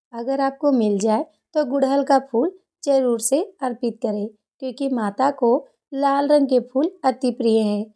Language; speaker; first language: Hindi; native; Hindi